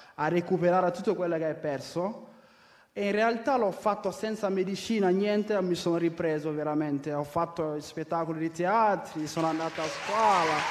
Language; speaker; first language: Italian; non-native, fluent; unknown